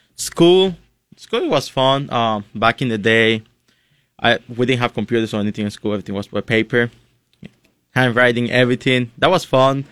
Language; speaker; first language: English; non-native, fluent; Spanish